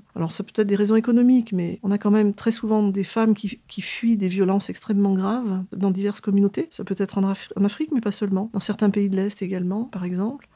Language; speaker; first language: French; native; French